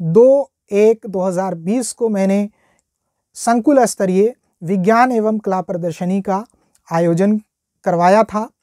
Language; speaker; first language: Hindi; native; Hindi